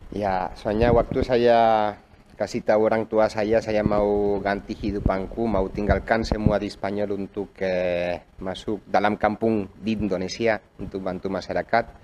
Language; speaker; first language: Indonesian; non-native, fluent; Catalan